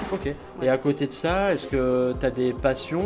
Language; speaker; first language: French; native; French